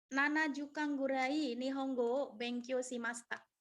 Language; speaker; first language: Japanese; non-native, learner; Indonesian